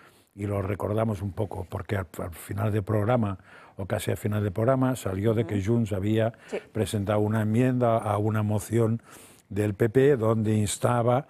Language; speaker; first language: Spanish; native; Spanish